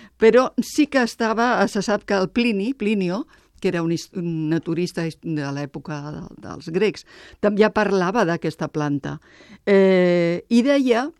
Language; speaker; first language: Catalan; native; Catalan